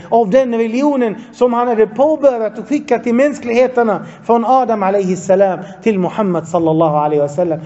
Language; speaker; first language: Swedish; non-native, fluent; Arabic